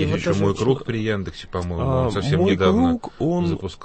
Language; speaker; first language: Russian; native; Russian